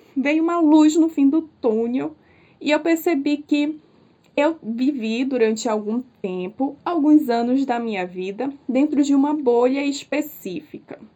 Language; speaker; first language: Portuguese; native; Portuguese